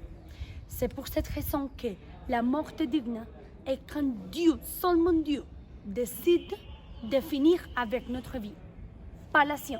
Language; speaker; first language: French; non-native, learner; Spanish